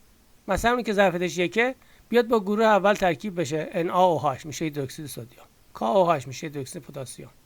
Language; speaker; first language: Persian; native; Persian